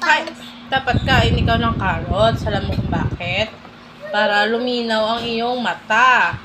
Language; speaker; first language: Filipino; non-native, local second language; Hiligaynon